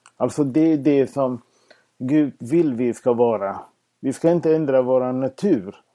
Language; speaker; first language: Swedish; non-native, fluent; Persian